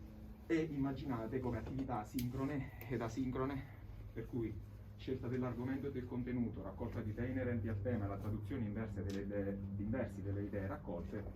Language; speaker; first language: Italian; native; Italian